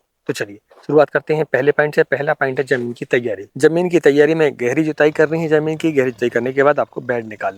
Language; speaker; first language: Hindi; native; Hindi